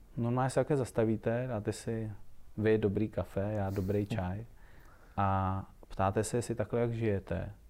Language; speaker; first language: Czech; native; Czech